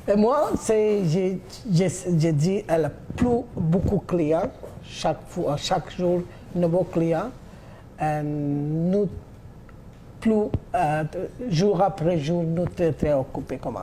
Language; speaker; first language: French; non-native, learner; Bangla